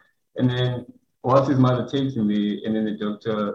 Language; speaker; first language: English; non-native, local second language; Xhosa